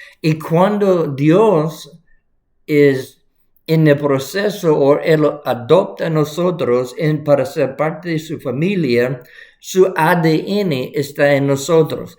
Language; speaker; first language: Spanish; non-native, fluent; English